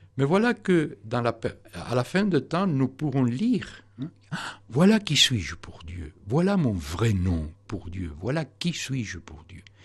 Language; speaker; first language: French; non-native, fluent; Spanish